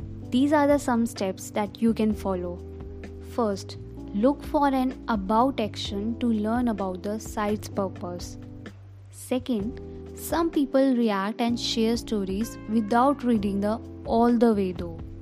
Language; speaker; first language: English; non-native, local second language; Hindi